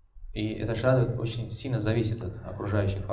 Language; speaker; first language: Russian; native; Russian